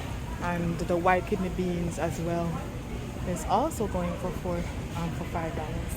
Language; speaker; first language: English; native; English